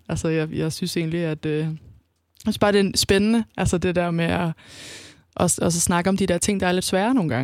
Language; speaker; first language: Danish; native; Danish